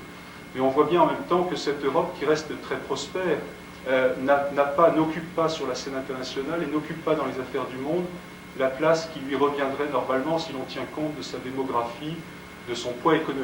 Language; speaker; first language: French; native; French